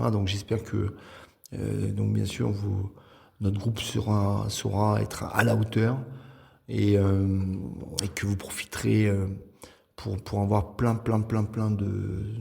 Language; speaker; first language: French; native; French